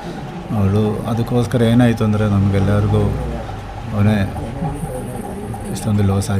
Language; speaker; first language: Kannada; non-native, local second language; Malayalam